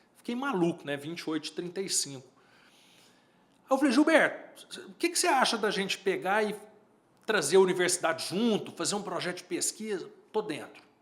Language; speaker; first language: Portuguese; native; Portuguese